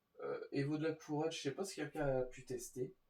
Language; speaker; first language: French; native; French